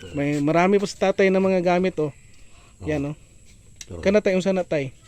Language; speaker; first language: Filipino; non-native, local second language; Cebuano